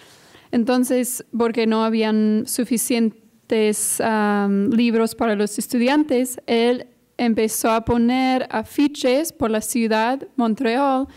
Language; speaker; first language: Spanish; non-native, fluent; English